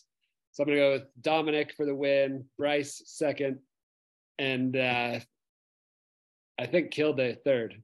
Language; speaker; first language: English; native; English